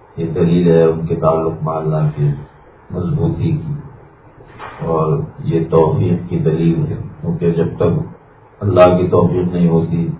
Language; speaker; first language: Urdu; native; Urdu